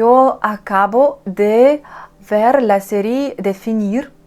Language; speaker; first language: Spanish; non-native, learner; Russian